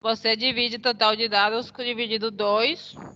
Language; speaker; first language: Portuguese; non-native, fluent; Spanish